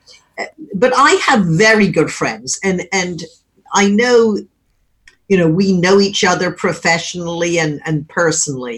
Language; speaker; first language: English; native; English